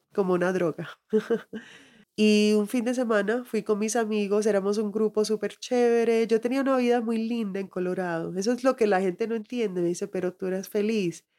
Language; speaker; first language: Spanish; early bilingual, heritage; Spanish